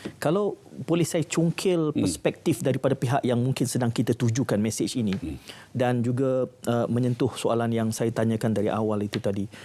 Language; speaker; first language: Malay; native; Malay